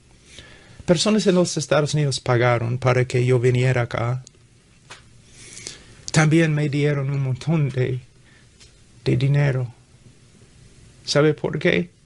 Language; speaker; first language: Spanish; non-native, fluent; English